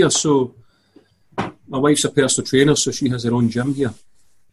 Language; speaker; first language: English; native; English